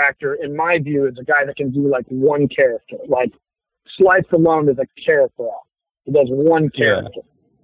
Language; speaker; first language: English; native; English